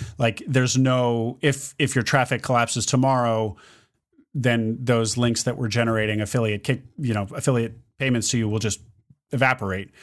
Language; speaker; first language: English; native; English